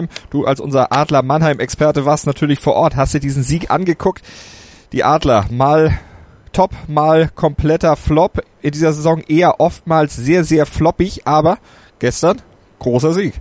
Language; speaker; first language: German; native; German